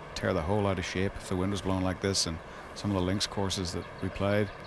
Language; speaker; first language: English; native; English